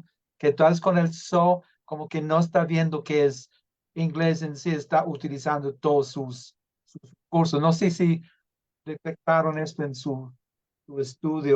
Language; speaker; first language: Spanish; non-native, fluent; English